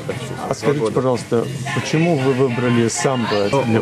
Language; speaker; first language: Russian; native; Russian